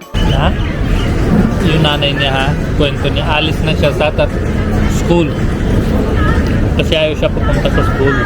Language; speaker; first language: Filipino; non-native, learner; Punjabi